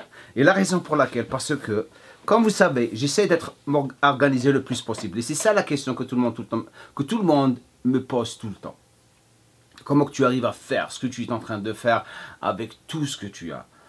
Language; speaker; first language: French; non-native, fluent; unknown